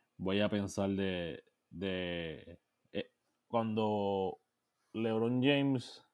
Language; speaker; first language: Spanish; native; Spanish